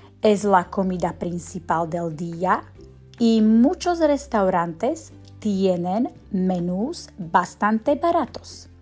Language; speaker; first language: Spanish; non-native, fluent; Slovak